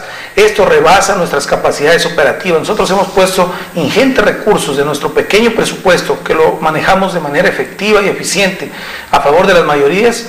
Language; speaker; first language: Spanish; native; Spanish